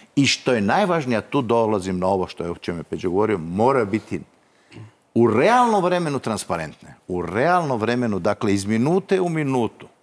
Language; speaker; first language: Croatian; native; Croatian